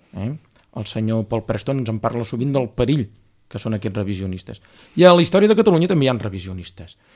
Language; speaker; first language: Catalan; native; Catalan